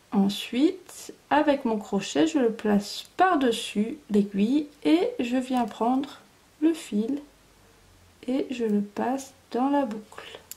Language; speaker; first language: French; native; French